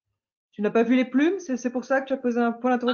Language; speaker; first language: French; native; French